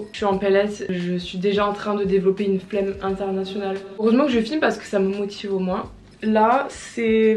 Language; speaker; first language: French; native; French